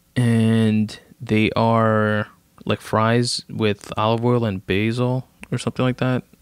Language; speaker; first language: English; native; English